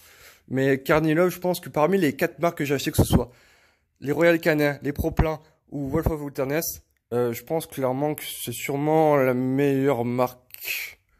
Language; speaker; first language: French; native; French